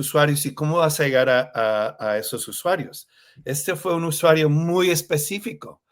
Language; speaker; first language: Spanish; early bilingual, heritage; Spanish